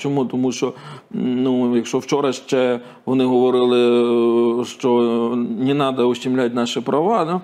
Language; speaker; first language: Ukrainian; native; Ukrainian